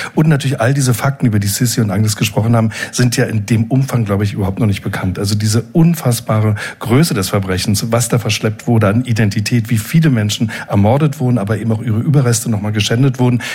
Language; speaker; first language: German; native; German